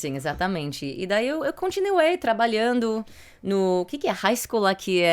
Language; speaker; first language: Portuguese; early bilingual, heritage; English